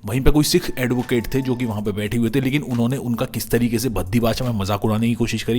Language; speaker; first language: Hindi; native; Hindi